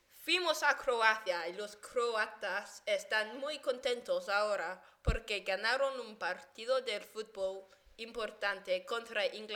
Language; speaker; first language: Spanish; non-native, learner; English